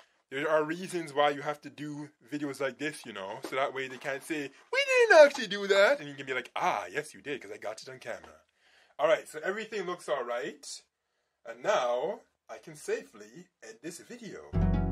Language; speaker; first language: English; native; English